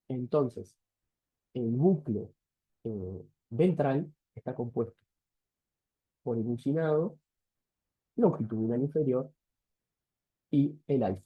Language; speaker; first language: Spanish; native; Spanish